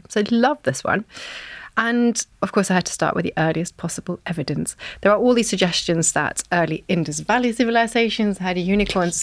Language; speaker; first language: English; non-native, fluent; Norwegian